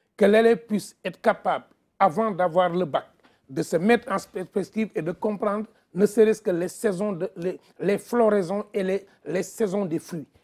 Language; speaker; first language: French; non-native, local second language; Wolof